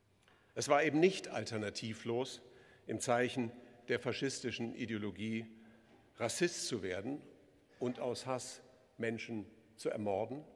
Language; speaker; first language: German; native; German